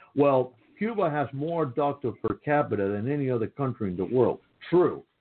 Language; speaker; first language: English; early bilingual, other home language; Spanish